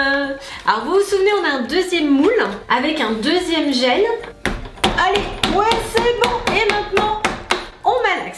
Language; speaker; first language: French; native; French